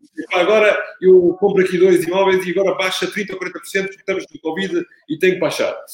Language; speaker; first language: Portuguese; non-native, fluent; Italian